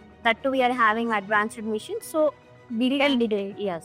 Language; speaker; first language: English; non-native, local second language; Telugu